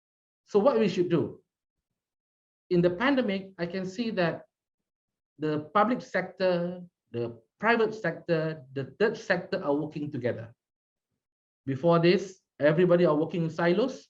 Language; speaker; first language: English; non-native, local second language; Malay